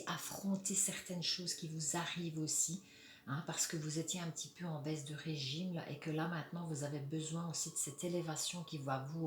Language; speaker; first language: French; native; French